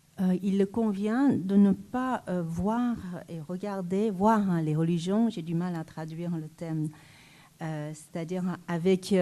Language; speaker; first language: French; non-native, fluent; Chinese